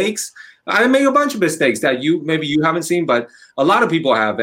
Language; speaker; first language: English; non-native, fluent; Chinese